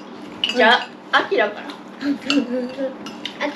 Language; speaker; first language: Japanese; early bilingual, other home language; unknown